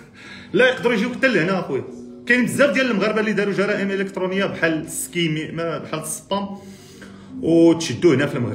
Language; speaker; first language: Arabic; native; Arabic